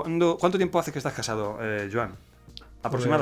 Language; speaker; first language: Spanish; native; Spanish